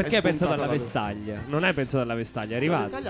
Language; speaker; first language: Italian; native; Italian